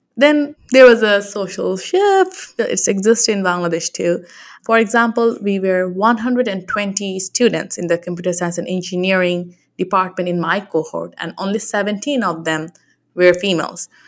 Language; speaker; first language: English; non-native, local second language; Bangla